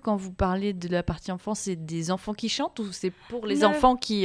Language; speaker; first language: French; native; French